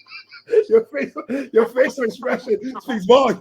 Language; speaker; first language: English; native; English